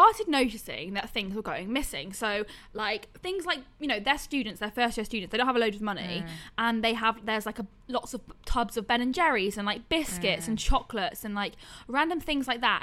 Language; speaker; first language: English; native; English